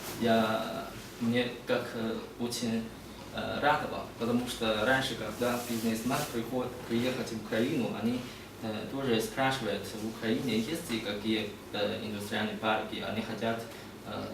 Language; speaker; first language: Russian; non-native, learner; Chinese